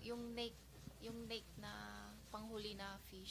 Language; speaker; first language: Filipino; non-native, learner; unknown